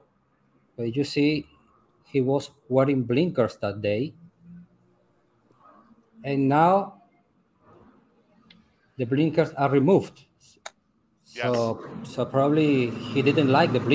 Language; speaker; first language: English; non-native, learner; Spanish